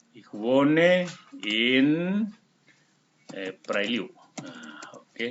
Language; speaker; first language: German; non-native, fluent; Indonesian